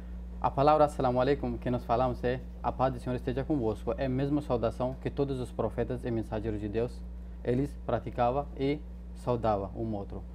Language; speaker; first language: Portuguese; non-native, fluent; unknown